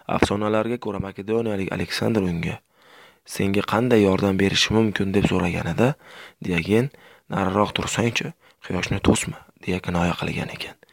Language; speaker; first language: Uzbek; native; Uzbek